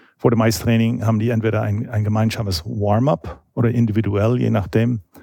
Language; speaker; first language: German; non-native, fluent; English